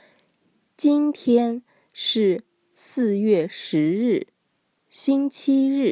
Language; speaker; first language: Chinese; non-native, learner; English